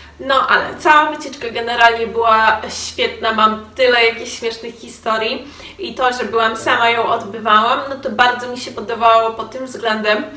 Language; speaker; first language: Polish; native; Polish